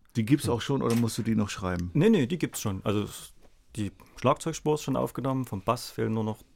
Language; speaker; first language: German; native; German